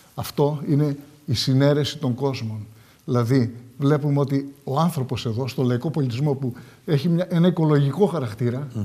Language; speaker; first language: Greek; native; Greek